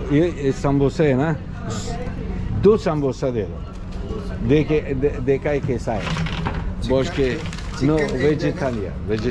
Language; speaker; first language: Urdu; non-native, learner; Persian